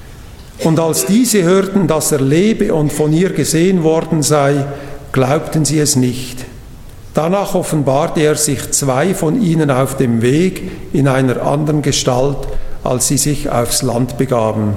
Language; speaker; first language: German; native; German